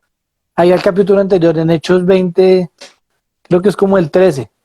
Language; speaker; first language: Spanish; native; Spanish